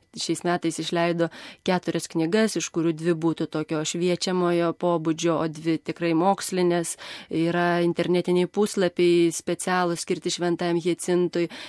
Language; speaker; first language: Lithuanian; native; Lithuanian